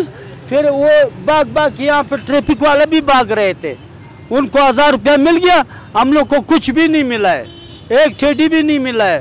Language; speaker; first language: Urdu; non-native, local second language; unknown